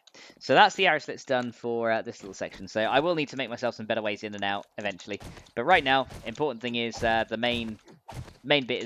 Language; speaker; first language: English; native; English